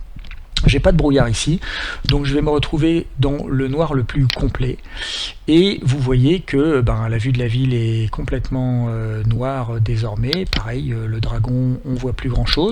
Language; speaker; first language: French; native; French